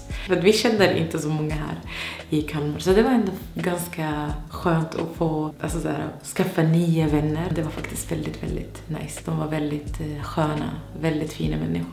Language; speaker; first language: Swedish; non-native, fluent; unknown